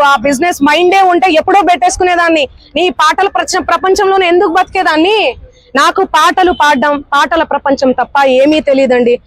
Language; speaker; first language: Telugu; non-native, local second language; Lambadi